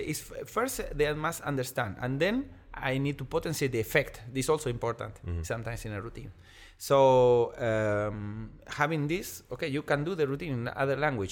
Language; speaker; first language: English; non-native, learner; Spanish